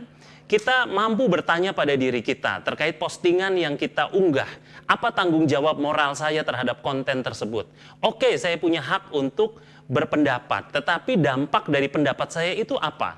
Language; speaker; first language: Indonesian; native; Indonesian